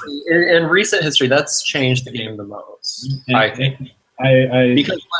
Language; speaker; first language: English; native; English